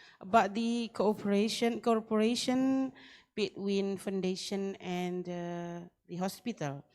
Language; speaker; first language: English; non-native, learner; Indonesian